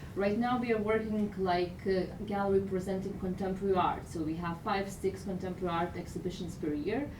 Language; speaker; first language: English; non-native, fluent; Lithuanian